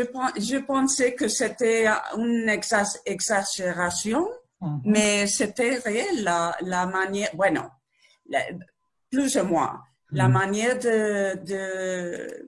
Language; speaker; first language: French; non-native, learner; Spanish